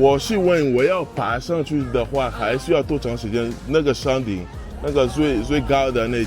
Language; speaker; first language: Chinese; non-native, fluent; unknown